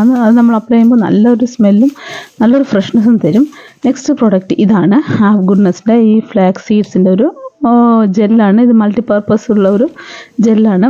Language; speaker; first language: Malayalam; native; Malayalam